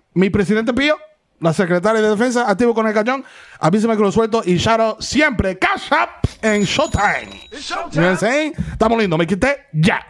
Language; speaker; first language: Spanish; early bilingual, heritage; Spanish